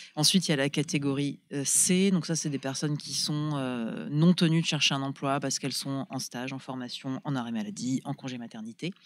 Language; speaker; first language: French; native; French